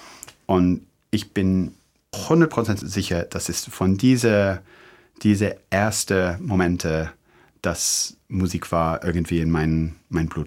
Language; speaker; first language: German; non-native, fluent; English